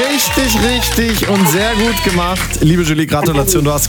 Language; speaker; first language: German; native; German